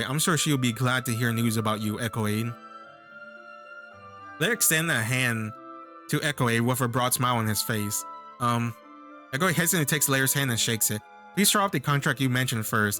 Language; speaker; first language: English; native; English